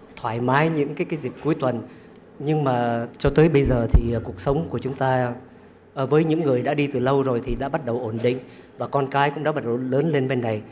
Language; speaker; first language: Vietnamese; native; Vietnamese